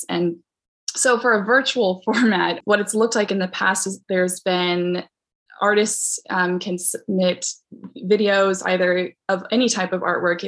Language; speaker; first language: English; native; English